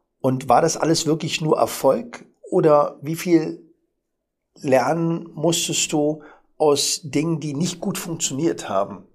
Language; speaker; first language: German; early bilingual, other home language; Arabic